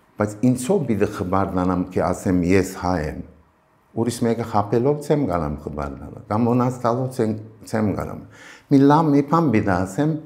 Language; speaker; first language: Armenian; early bilingual, heritage; Armenian